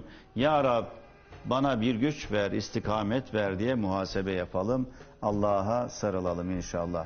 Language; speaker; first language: Turkish; native; Turkish